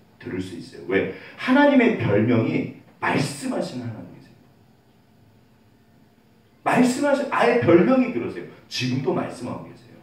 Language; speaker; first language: Korean; native; Korean